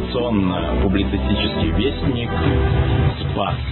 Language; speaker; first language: Russian; native; Russian